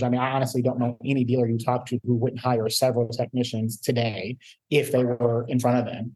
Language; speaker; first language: English; native; English